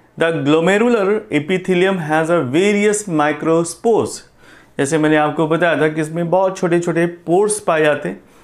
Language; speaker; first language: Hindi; non-native, local second language; Gujarati